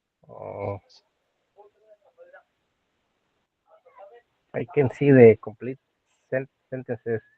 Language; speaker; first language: English; non-native, learner; Spanish